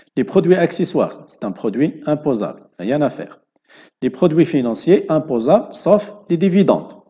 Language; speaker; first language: French; non-native, local second language; Arabic